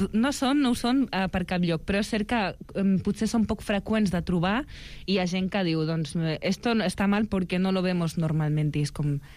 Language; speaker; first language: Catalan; early bilingual, other home language; Arabic